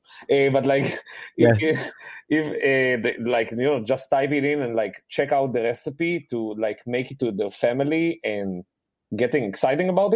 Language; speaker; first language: English; non-native, fluent; Hebrew